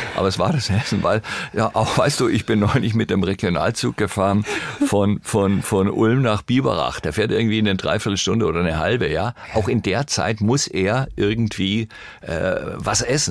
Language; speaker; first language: German; native; German